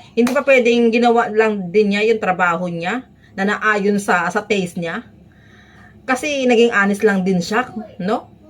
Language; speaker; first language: Filipino; native; Filipino